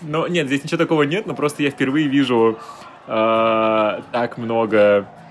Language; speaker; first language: Russian; native; Russian